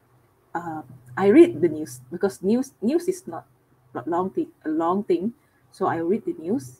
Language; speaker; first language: English; non-native, local second language; Cantonese